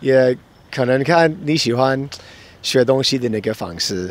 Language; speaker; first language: Chinese; non-native, fluent; English